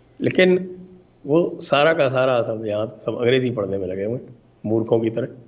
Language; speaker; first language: Hindi; native; Hindi